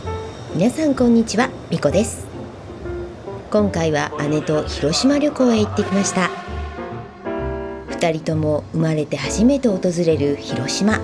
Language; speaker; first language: Japanese; native; Japanese